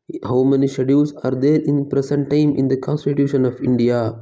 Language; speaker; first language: English; non-native, local second language; Tamil